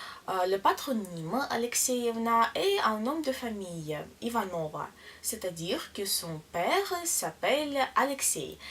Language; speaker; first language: French; non-native, learner; Russian